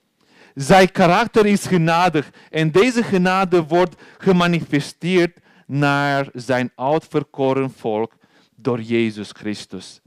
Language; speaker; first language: Dutch; non-native, learner; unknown